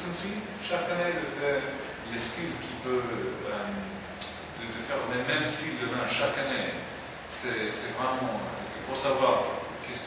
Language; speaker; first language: French; non-native, fluent; English